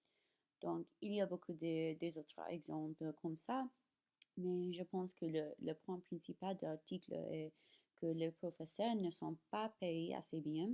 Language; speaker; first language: French; non-native, learner; English